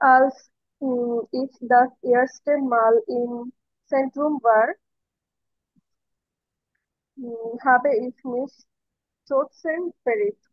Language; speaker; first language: German; non-native, learner; Bangla